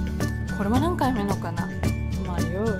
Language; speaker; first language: Japanese; non-native, learner; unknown